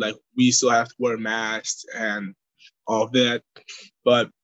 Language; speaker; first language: English; non-native, fluent; German